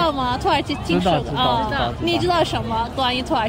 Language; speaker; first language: Chinese; non-native, learner; Turkish